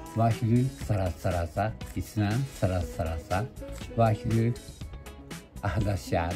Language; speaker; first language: Arabic; non-native, learner; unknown